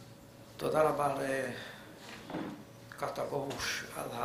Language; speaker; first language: Hebrew; non-native, fluent; Hungarian